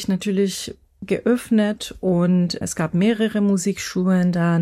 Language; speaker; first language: German; non-native, fluent; Persian